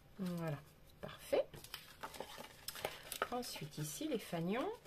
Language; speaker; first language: French; native; French